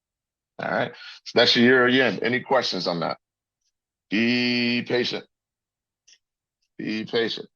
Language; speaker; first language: English; native; English